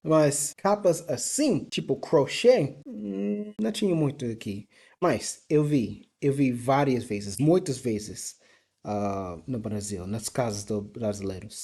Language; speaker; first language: Portuguese; non-native, fluent; English